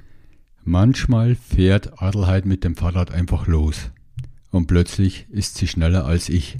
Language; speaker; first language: German; native; German